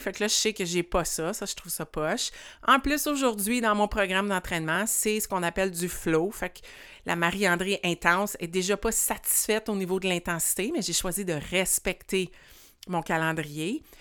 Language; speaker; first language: French; native; French